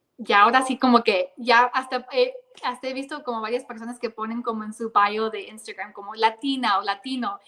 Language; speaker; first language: Spanish; early bilingual, heritage; Spanish